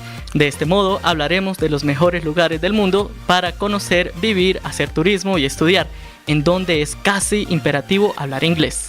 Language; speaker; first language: Spanish; native; Spanish